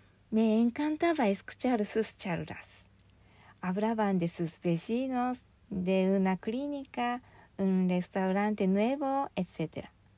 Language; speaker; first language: Spanish; non-native, fluent; Japanese